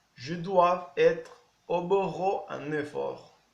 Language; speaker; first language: French; non-native, fluent; Spanish